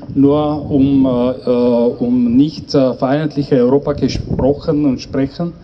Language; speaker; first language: German; non-native, learner; Czech